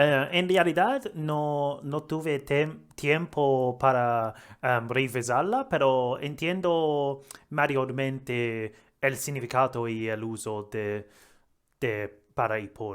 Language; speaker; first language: Spanish; non-native, learner; English